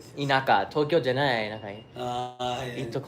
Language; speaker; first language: Japanese; non-native, fluent; English